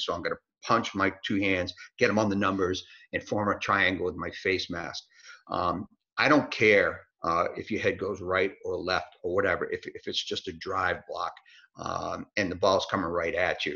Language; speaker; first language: English; native; English